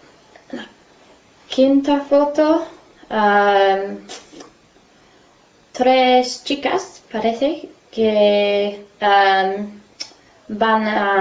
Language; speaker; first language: Spanish; non-native, fluent; English